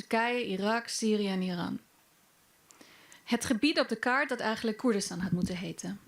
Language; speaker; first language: Dutch; early bilingual, other home language; Kurdish